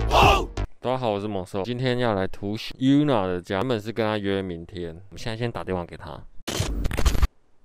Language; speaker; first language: Chinese; native; Chinese